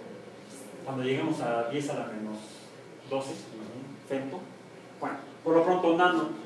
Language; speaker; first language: Spanish; native; Spanish